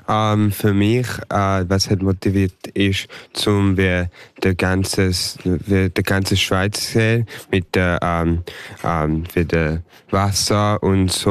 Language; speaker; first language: German; early bilingual, heritage; English